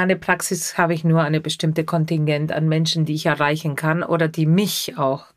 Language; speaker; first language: German; non-native, fluent; Spanish